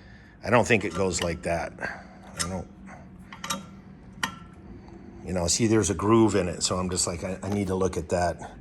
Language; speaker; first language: English; native; English